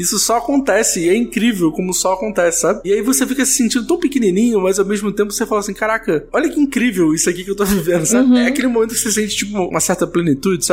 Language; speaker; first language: Portuguese; native; Portuguese